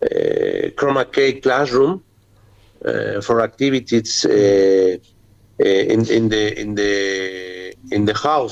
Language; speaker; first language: English; non-native, learner; Spanish